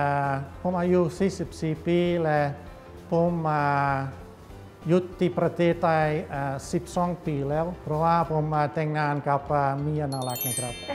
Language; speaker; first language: Thai; non-native, fluent; Dutch